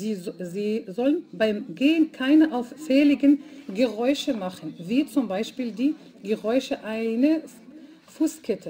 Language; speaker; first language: German; non-native, fluent; Arabic